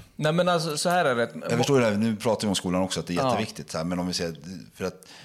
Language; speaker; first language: Swedish; native; Swedish